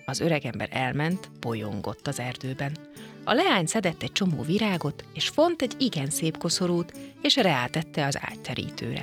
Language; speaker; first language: Hungarian; native; Hungarian